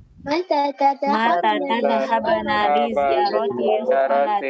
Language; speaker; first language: Arabic; non-native, learner; Indonesian